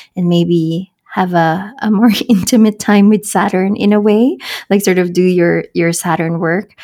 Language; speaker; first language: English; non-native, local second language; Filipino